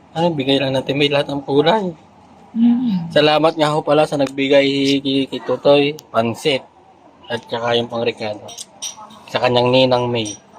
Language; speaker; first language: Filipino; native; Filipino